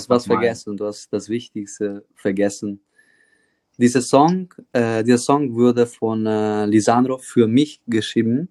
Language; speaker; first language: German; non-native, fluent; Italian